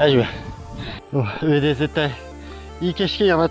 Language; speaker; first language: Japanese; native; Japanese